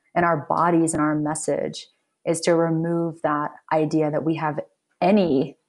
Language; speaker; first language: English; native; English